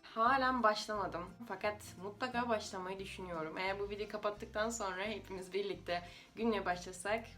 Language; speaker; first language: Turkish; non-native, fluent; Russian